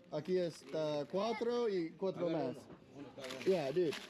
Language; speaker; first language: Spanish; non-native, learner; English